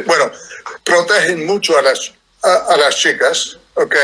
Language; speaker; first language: Spanish; non-native, fluent; English